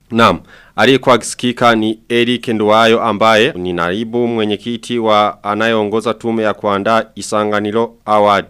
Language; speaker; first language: Swahili; non-native, local second language; Rundi